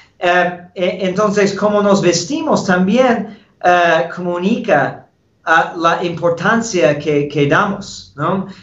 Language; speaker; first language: Spanish; non-native, fluent; English